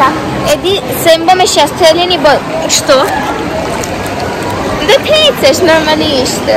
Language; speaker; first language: Albanian; early bilingual, heritage; Albanian